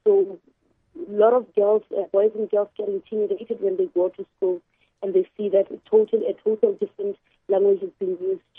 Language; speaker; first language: English; non-native, local second language; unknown